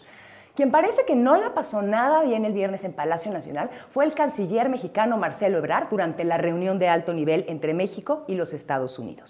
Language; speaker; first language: Spanish; native; Spanish